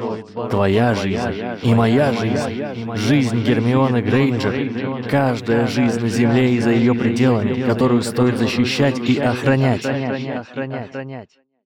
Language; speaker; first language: Russian; native; Russian